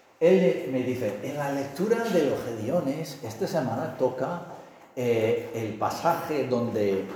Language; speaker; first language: Spanish; non-native, fluent; English